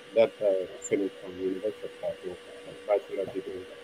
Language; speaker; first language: English; non-native, fluent; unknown